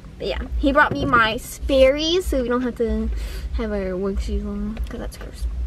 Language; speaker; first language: English; native; English